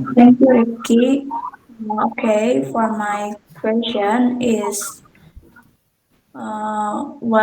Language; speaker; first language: English; non-native, learner; Indonesian